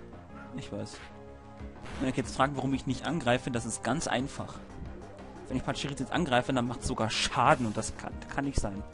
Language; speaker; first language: German; native; German